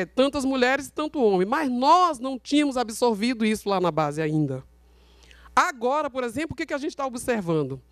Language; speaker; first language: Portuguese; native; Portuguese